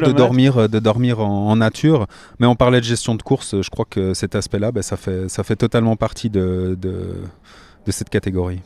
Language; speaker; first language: French; native; French